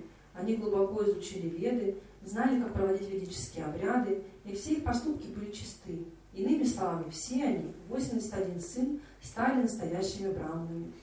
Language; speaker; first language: Russian; native; Russian